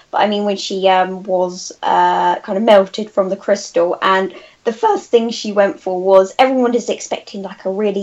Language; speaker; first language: English; native; English